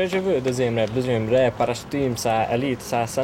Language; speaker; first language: French; non-native, learner; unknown